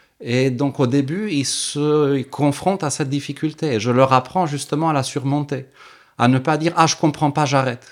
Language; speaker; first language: French; early bilingual, heritage; French